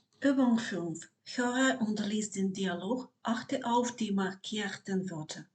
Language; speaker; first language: German; non-native, fluent; Ukrainian